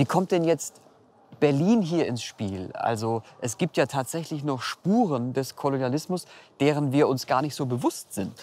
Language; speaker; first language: German; native; German